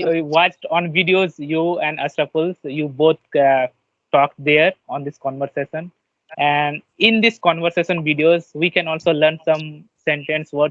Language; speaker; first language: English; non-native, learner; Bangla